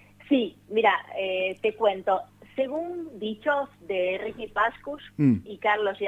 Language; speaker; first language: Spanish; native; Spanish